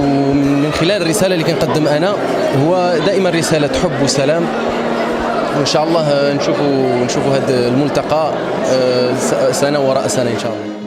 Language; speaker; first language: Arabic; native; Arabic